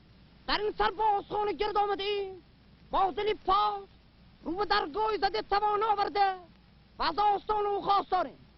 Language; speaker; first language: Persian; native; Persian